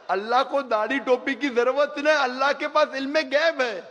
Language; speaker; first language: Hindi; non-native, local second language; Konkani